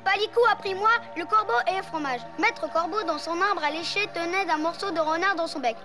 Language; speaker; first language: French; native; French